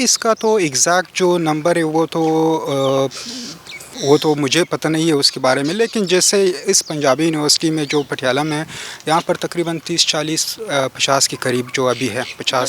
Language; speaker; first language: Hindi; non-native, fluent; Pashto